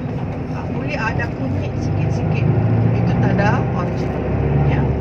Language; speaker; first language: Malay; non-native, learner; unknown